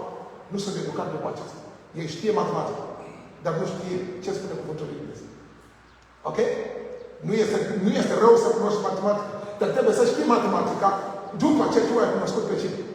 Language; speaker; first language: Romanian; non-native, learner; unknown